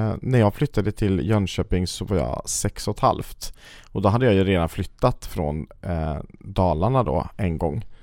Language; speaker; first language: Swedish; native; Swedish